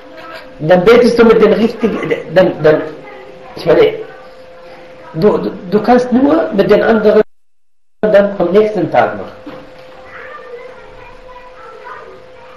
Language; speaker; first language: German; non-native, fluent; Arabic